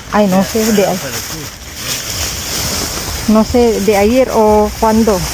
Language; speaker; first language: Spanish; non-native, learner; Filipino